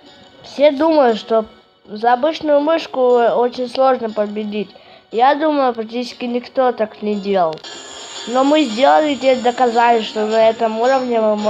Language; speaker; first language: Russian; native; Russian